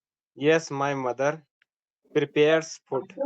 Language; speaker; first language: English; non-native, learner; Hindi